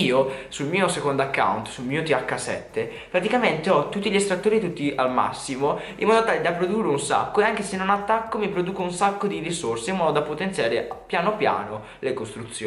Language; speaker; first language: Italian; native; Italian